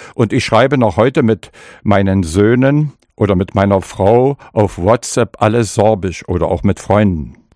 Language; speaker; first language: German; non-native, local second language; Upper Sorbian